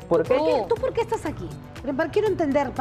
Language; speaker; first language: Spanish; native; Spanish